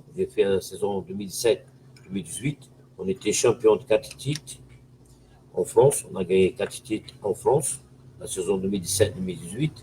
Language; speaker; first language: French; non-native, fluent; Portuguese